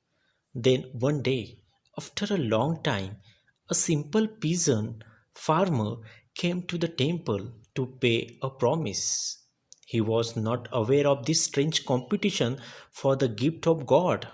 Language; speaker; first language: English; non-native, local second language; Marathi